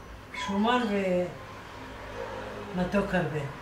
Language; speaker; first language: Hebrew; non-native, fluent; Arabic